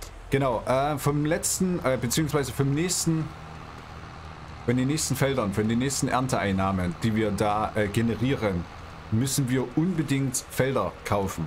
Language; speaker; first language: German; native; German